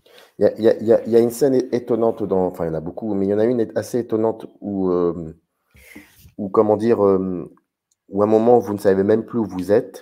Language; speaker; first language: French; native; French